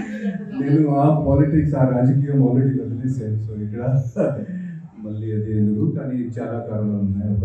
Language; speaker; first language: Telugu; non-native, fluent; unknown